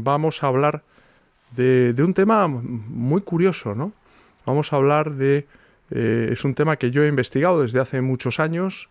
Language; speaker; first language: Spanish; native; Spanish